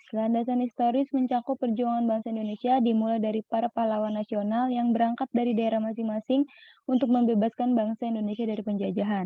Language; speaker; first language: Indonesian; native; Indonesian